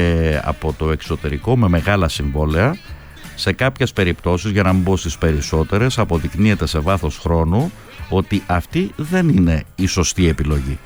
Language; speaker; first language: Greek; native; Greek